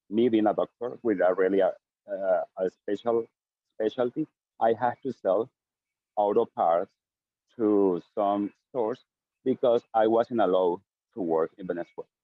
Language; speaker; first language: English; non-native, fluent; Spanish